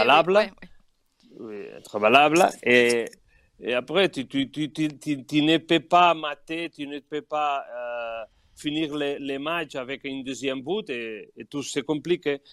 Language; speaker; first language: French; non-native, learner; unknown